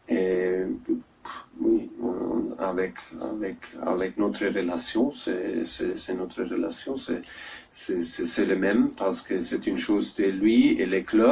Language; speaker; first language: French; non-native, learner; German